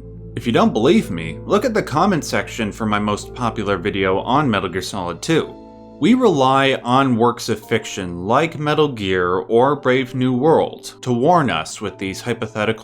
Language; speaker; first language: English; native; English